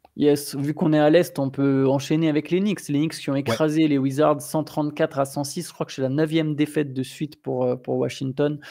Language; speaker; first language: French; native; French